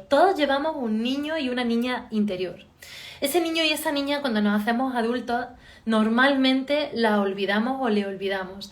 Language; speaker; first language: Spanish; native; Spanish